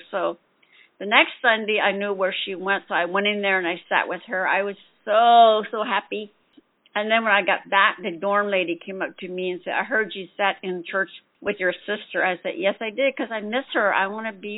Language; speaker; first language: English; early bilingual, other home language; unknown